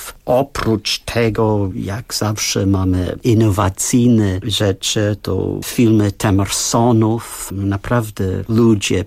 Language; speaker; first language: Polish; non-native, fluent; English